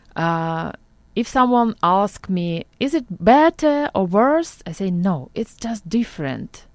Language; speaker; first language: English; non-native, learner; Ukrainian